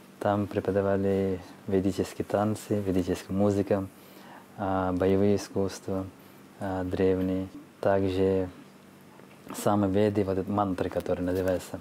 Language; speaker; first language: Russian; non-native, fluent; Telugu